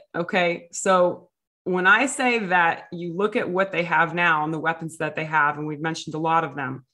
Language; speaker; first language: English; native; English